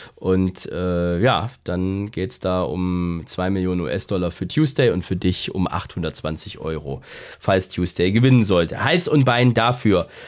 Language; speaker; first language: German; native; German